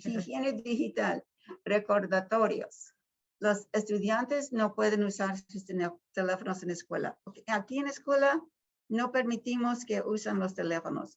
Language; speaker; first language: Spanish; early bilingual, heritage; Spanish